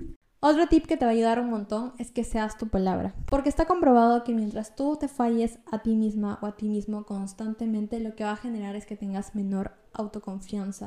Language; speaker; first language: Spanish; native; Spanish